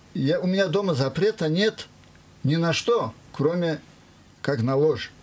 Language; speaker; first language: Russian; non-native, local second language; Avaric